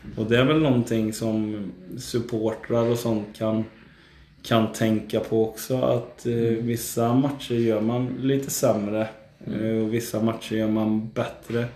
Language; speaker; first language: Swedish; native; Swedish